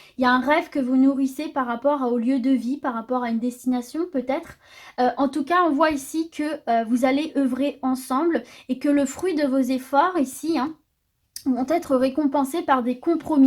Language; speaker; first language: French; native; French